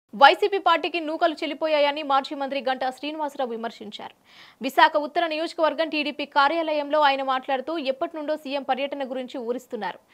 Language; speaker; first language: Telugu; native; Telugu